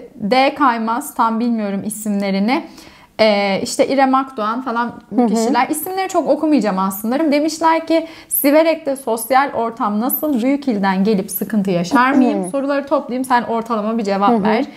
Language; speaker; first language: Turkish; native; Turkish